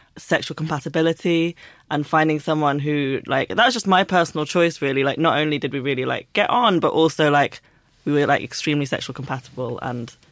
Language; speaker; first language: English; native; English